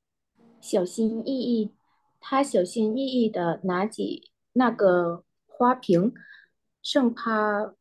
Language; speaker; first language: Chinese; non-native, learner; Vietnamese